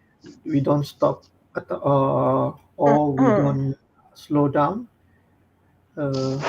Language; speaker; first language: English; non-native, fluent; Malay